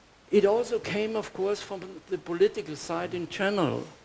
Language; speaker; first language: English; non-native, fluent; German